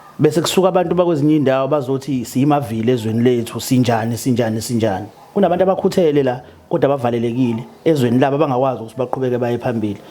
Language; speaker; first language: Zulu; native; Zulu